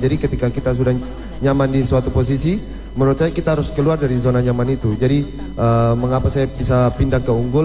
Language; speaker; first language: Indonesian; native; Indonesian